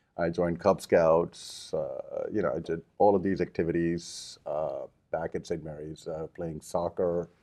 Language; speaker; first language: English; early bilingual, other home language; Japanese